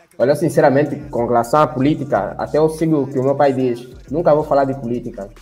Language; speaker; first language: Portuguese; native; Portuguese